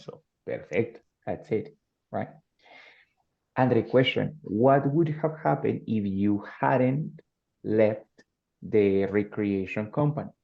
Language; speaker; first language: English; non-native, fluent; Spanish